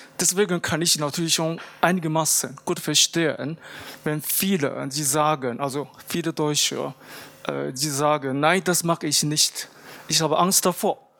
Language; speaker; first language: German; non-native, fluent; Chinese